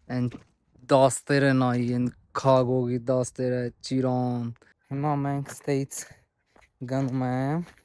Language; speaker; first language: Armenian; non-native, learner; Hindi